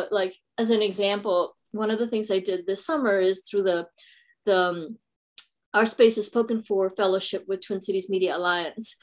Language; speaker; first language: English; non-native, local second language; Filipino